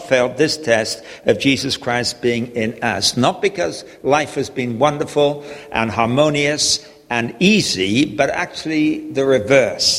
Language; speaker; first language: English; native; English